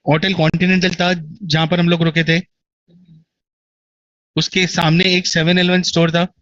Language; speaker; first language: Hindi; native; Hindi